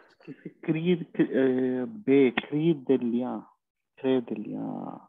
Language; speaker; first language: French; non-native, learner; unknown